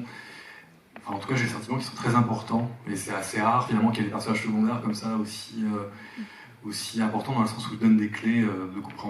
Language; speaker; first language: French; native; French